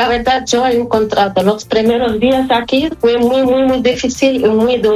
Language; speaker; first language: Spanish; non-native, fluent; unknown